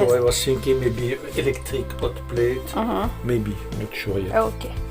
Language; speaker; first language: English; non-native, fluent; French